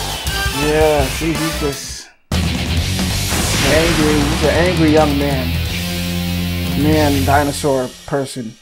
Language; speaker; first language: English; native; English